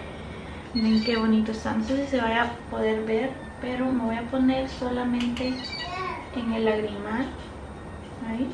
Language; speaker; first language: Spanish; native; Spanish